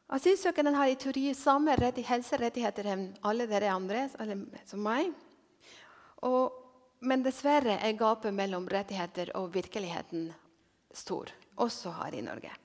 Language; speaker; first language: Norwegian; non-native, fluent; Spanish